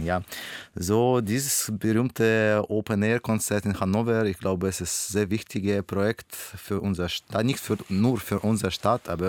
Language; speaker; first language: German; non-native, learner; Russian